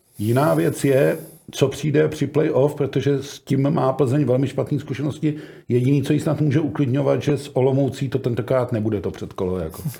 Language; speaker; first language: Czech; native; Czech